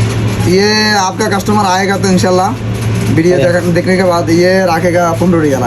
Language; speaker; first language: Hindi; non-native, learner; Bangla